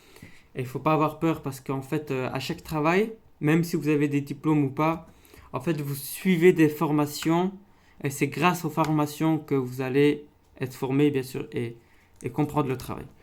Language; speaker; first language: French; non-native, local second language; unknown